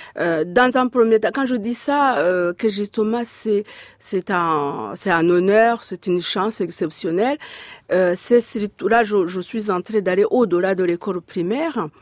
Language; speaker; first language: French; non-native, local second language; Kinyarwanda